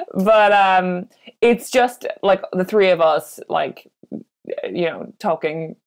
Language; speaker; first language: English; native; English